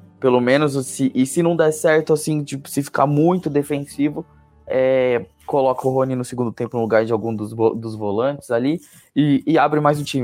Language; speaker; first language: Portuguese; native; Portuguese